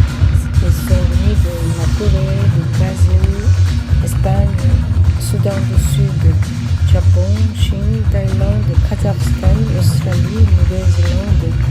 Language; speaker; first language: French; non-native, fluent; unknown